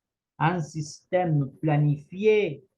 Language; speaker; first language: French; non-native, fluent; Spanish